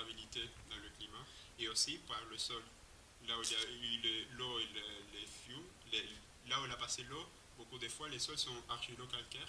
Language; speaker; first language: French; non-native, fluent; Spanish